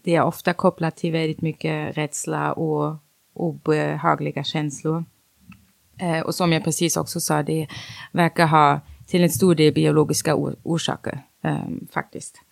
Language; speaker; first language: Swedish; non-native, fluent; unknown